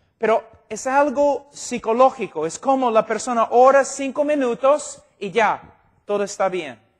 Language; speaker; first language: Spanish; non-native, fluent; English